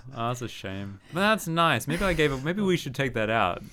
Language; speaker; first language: English; native; English